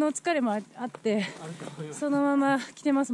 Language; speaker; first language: Japanese; native; Japanese